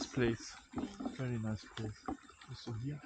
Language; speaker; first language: English; non-native, learner; German